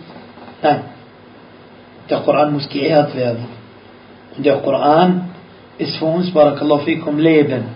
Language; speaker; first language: German; non-native, fluent; Arabic